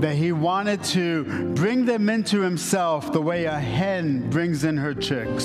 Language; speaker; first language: English; native; English